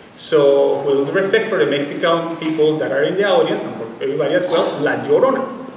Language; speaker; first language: English; non-native, fluent; Spanish